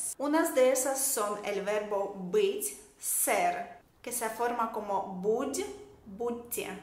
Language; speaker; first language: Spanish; non-native, fluent; Russian